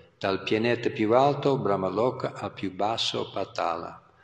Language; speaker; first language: Italian; non-native, fluent; English